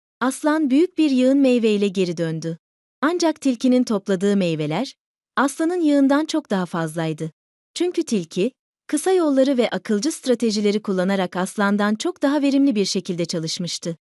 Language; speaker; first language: Turkish; native; Turkish